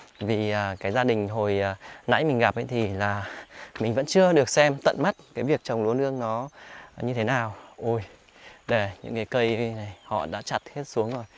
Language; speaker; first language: Vietnamese; native; Vietnamese